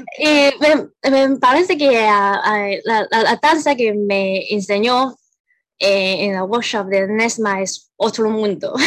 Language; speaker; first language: Spanish; non-native, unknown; Cantonese